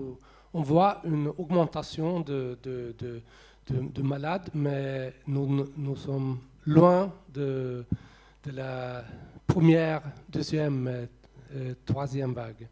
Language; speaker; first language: French; non-native, fluent; Swedish